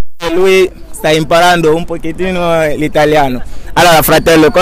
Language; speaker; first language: Italian; non-native, fluent; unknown